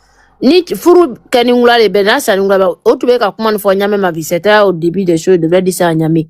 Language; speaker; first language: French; non-native, local second language; Mandingo